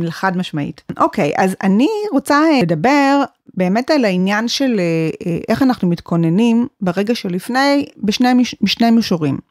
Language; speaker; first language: Hebrew; native; Hebrew